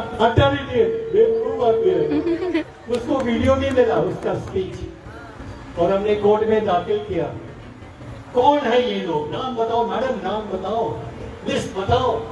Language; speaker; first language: Hindi; non-native, local second language; Marathi